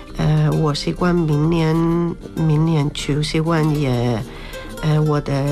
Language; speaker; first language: Chinese; non-native, learner; Spanish